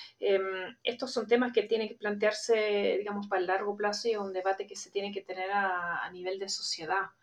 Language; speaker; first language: Spanish; non-native, fluent; German